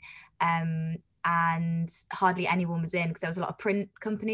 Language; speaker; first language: English; native; English